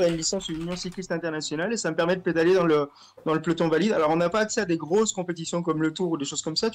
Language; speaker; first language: French; native; French